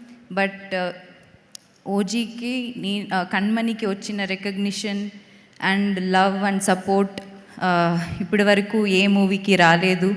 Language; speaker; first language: Telugu; non-native, learner; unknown